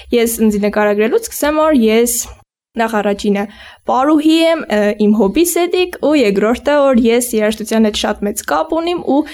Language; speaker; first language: Armenian; native; Armenian